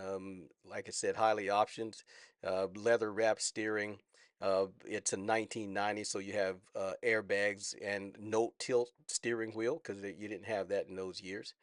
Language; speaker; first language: English; native; English